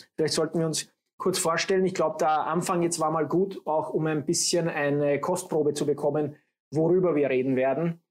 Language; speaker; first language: German; early bilingual, other home language; English